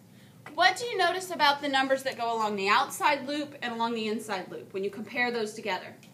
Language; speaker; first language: English; native; English